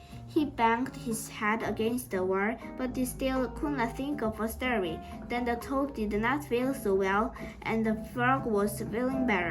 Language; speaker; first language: English; non-native, learner; Korean